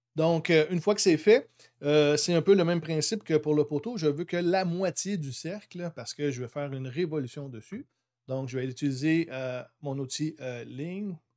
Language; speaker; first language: French; native; French